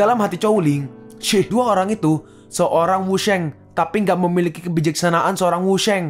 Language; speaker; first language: Indonesian; native; Indonesian